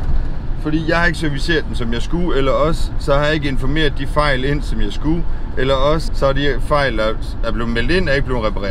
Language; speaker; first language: Danish; native; Danish